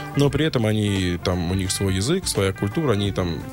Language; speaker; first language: Russian; native; Russian